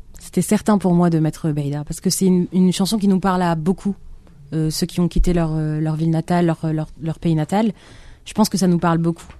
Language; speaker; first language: French; non-native, local second language; Arabic